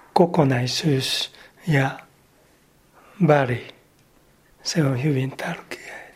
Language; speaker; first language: Finnish; non-native, learner; Japanese